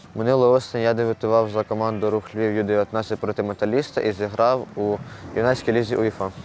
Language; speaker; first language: Ukrainian; native; Ukrainian